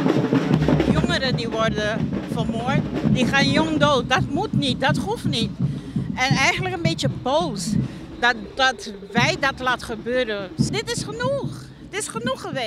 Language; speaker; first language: Dutch; non-native, fluent; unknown